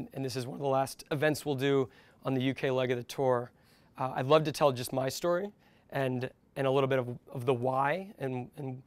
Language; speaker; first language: English; native; English